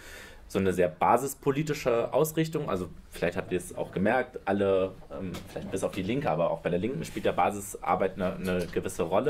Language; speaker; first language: German; native; German